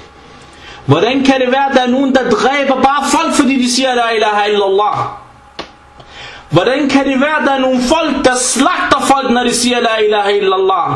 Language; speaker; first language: Danish; early bilingual, other home language; Arabic